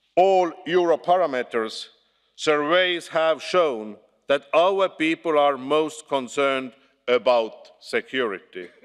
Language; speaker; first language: English; non-native, fluent; Estonian